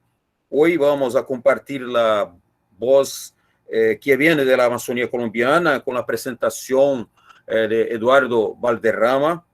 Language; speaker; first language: Spanish; non-native, learner; Portuguese